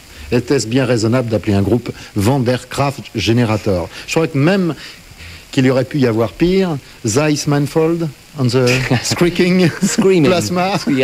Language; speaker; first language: French; native; French